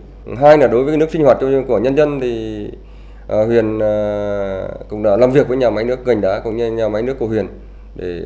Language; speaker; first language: Vietnamese; native; Vietnamese